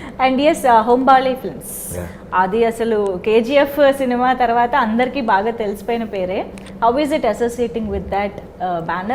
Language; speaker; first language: Telugu; native; Telugu